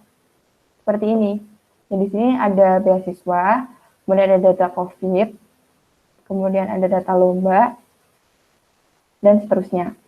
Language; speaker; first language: Indonesian; native; Indonesian